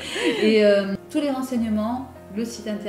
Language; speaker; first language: French; native; French